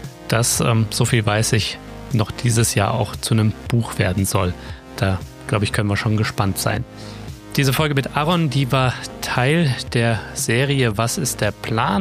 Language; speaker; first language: German; native; German